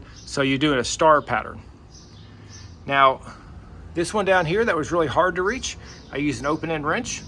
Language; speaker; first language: English; native; English